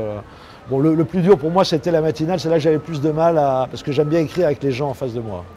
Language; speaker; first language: French; native; French